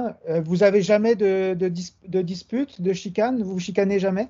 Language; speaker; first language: French; native; French